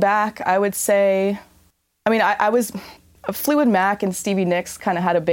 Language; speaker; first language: English; native; English